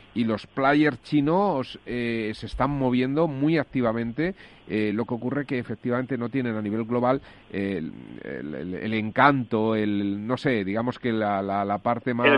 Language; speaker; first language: Spanish; native; Spanish